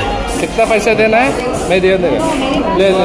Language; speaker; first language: Hindi; non-native, local second language; Telugu